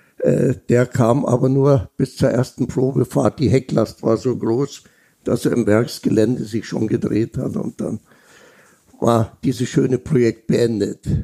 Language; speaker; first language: German; native; German